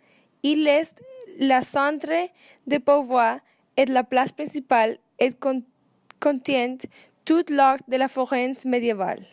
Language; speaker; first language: French; non-native, learner; Spanish